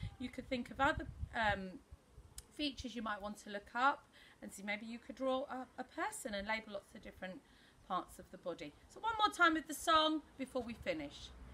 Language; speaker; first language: English; native; English